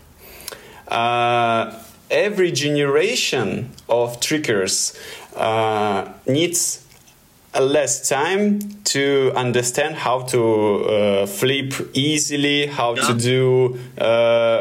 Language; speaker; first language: English; non-native, learner; Russian